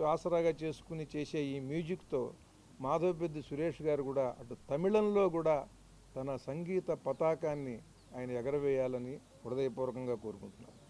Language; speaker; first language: Telugu; native; Telugu